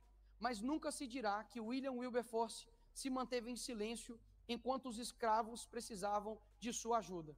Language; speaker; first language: Portuguese; native; Portuguese